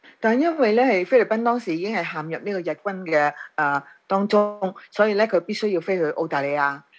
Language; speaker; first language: Chinese; non-native, local second language; Cantonese